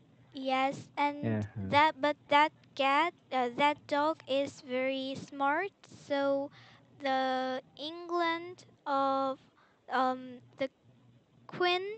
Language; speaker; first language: English; non-native, learner; Korean